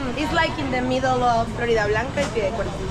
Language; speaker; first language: English; non-native, learner; Spanish